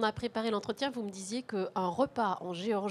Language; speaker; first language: French; native; French